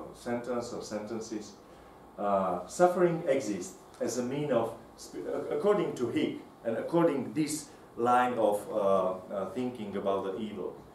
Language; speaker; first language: English; non-native, fluent; Slovak